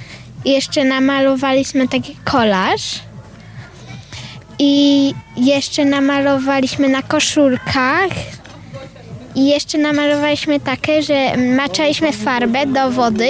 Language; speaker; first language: Polish; early bilingual, heritage; Polish